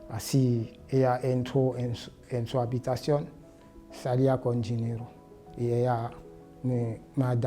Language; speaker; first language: Spanish; non-native, learner; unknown